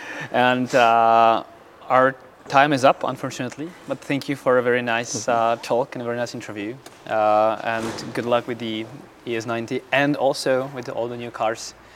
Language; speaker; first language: English; non-native, fluent; Czech